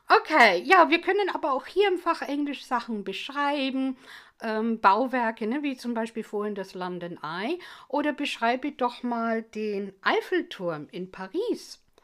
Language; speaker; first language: German; non-native, fluent; English